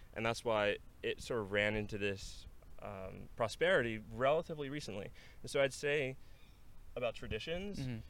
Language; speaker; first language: English; non-native, fluent; Norwegian